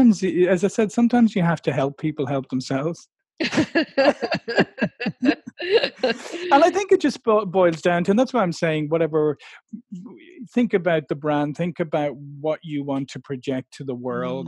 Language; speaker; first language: English; native; English